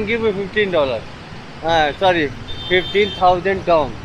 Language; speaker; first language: English; non-native, learner; Hindi